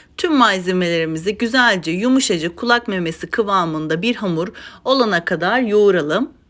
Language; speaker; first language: Turkish; native; Turkish